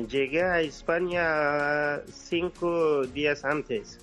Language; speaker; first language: Spanish; non-native, learner; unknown